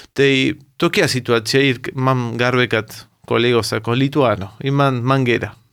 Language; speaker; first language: Lithuanian; early bilingual, heritage; Lithuanian